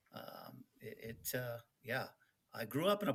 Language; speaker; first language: English; early bilingual, other home language; Dutch